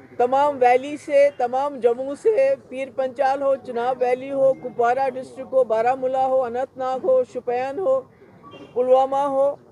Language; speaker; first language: Urdu; non-native, local second language; Kashmiri